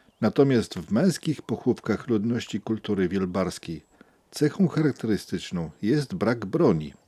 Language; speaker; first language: Polish; native; Polish